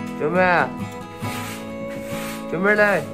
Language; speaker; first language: Chinese; native; Chinese